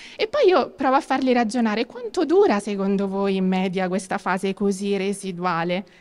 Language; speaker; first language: Italian; native; Italian